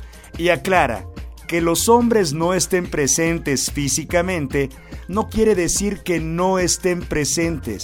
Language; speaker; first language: Spanish; native; Spanish